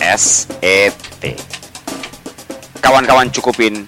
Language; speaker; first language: Indonesian; native; Indonesian